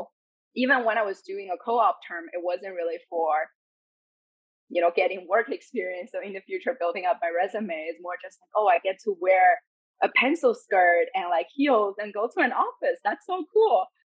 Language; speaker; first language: English; non-native, fluent; Chinese